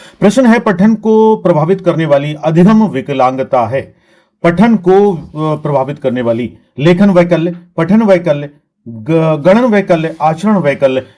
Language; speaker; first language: Hindi; native; Hindi